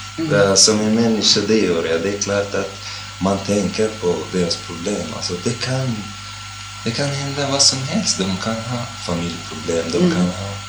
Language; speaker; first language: Swedish; non-native, fluent; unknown